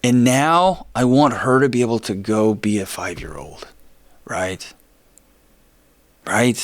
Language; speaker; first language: English; native; English